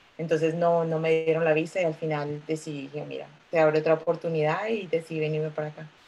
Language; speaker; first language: Spanish; native; Spanish